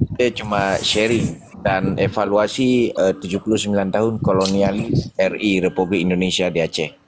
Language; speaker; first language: Malay; non-native, local second language; Achinese